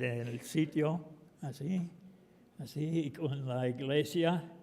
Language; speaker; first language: Spanish; non-native, fluent; English